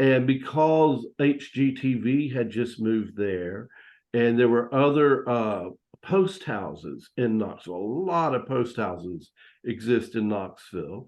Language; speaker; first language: English; native; English